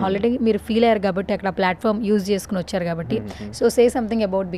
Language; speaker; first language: Telugu; native; Telugu